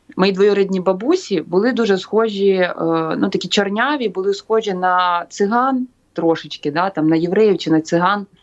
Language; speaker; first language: Ukrainian; native; Ukrainian